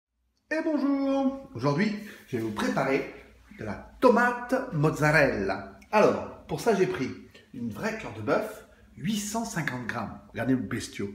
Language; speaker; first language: French; native; French